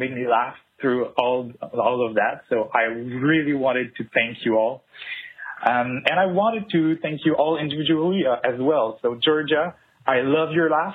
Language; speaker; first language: English; non-native, fluent; French